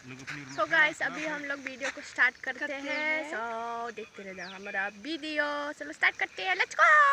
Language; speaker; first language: Hindi; non-native, local second language; Bodo